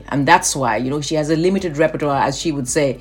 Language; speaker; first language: English; non-native, local second language; Bangla